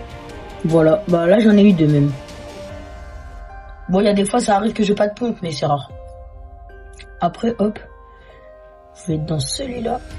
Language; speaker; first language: French; native; French